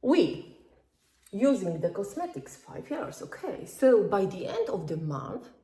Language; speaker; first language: English; non-native, fluent; Polish